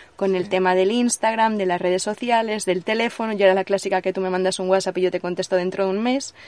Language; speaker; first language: Spanish; native; Spanish